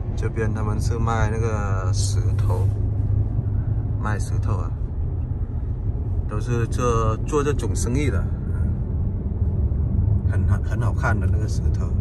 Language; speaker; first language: Chinese; non-native, fluent; Vietnamese